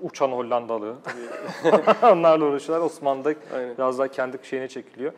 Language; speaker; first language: Turkish; native; Turkish